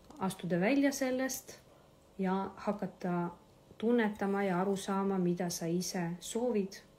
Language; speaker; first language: Estonian; non-native, local second language; Russian